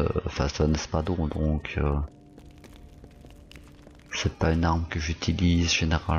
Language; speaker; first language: French; native; French